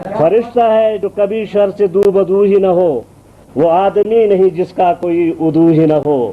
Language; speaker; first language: Urdu; non-native, local second language; Shina